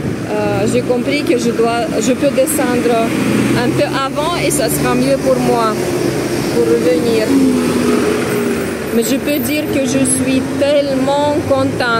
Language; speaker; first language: French; non-native, fluent; Russian